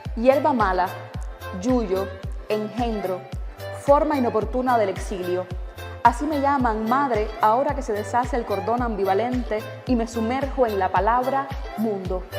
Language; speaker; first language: Spanish; native; Spanish